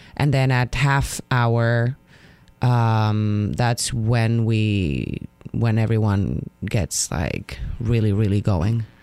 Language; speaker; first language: English; non-native, fluent; Spanish